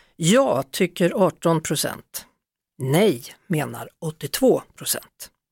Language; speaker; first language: Swedish; native; Swedish